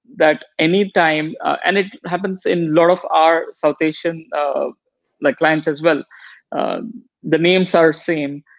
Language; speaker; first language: English; non-native, local second language; Gujarati